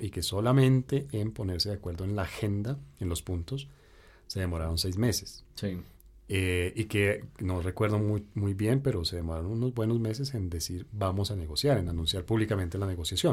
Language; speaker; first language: Spanish; native; Spanish